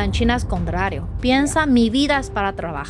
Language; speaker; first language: Spanish; non-native, learner; Chinese